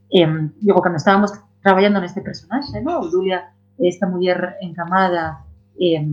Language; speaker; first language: Galician; non-native, local second language; Spanish